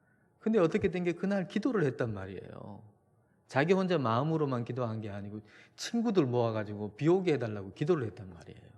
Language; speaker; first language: Korean; native; Korean